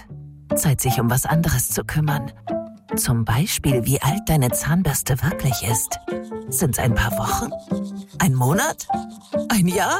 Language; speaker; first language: German; native; German